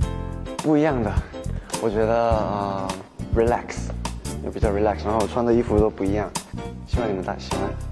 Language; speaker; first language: Chinese; early bilingual, heritage; English